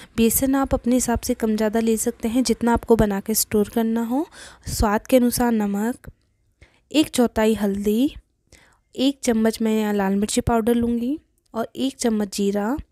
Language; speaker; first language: Hindi; native; Hindi